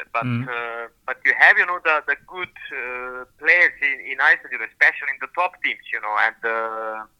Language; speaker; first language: English; non-native, fluent; Serbian